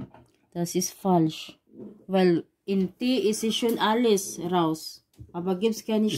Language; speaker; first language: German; non-native, learner; Filipino